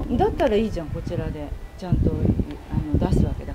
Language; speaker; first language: Japanese; native; Japanese